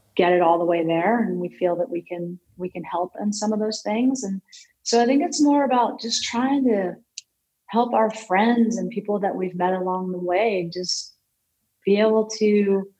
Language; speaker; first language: English; native; English